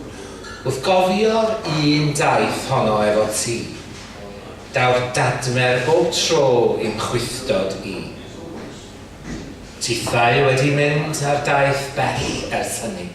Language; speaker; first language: Welsh; native; Welsh